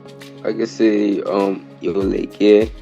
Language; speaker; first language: Spanish; non-native, learner; English